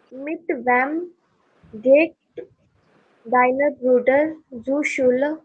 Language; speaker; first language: German; non-native, learner; Hindi